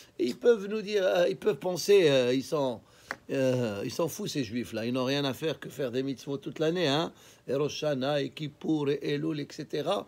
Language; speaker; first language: French; native; French